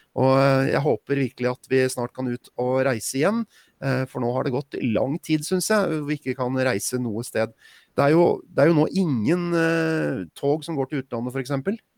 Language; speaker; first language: Norwegian; native; Norwegian